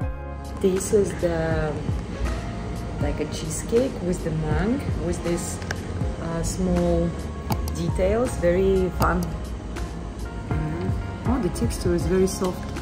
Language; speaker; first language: English; non-native, fluent; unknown